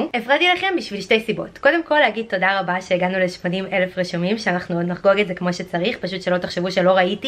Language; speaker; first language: Hebrew; native; Hebrew